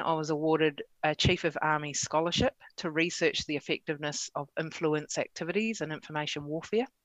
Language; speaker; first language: English; native; English